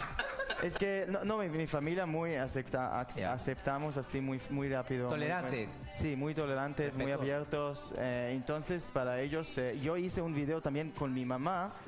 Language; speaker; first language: Spanish; non-native, learner; Hebrew